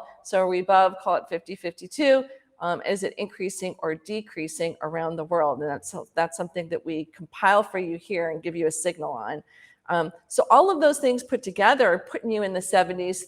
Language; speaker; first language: English; native; English